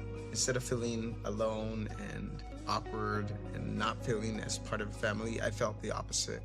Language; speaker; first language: English; native; English